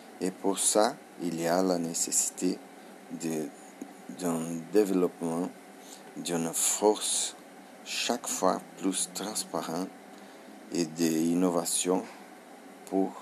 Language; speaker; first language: French; non-native, learner; Portuguese